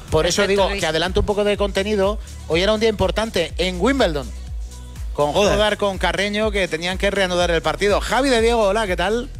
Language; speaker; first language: Spanish; native; Spanish